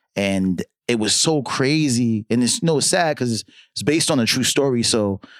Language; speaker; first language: English; native; English